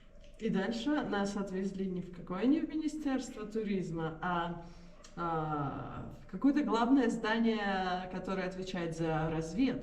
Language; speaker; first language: Russian; native; Russian